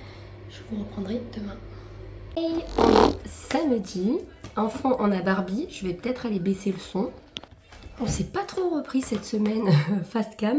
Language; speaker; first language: French; native; French